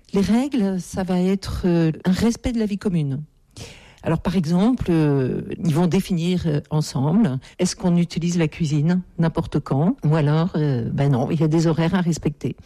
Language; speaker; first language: French; native; French